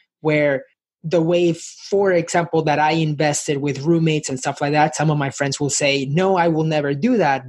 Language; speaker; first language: English; early bilingual, other home language; Spanish